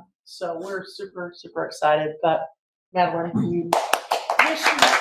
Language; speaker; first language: English; native; English